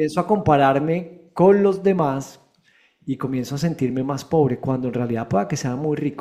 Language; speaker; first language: Spanish; native; Spanish